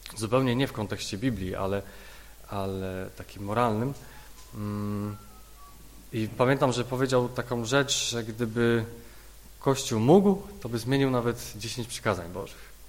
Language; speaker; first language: Polish; native; Polish